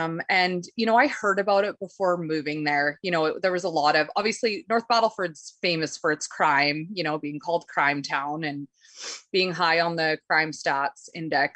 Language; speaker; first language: English; native; English